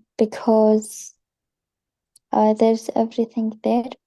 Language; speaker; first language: English; non-native, learner; Arabic